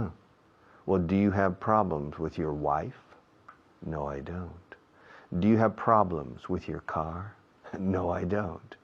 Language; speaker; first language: English; non-native, fluent; Spanish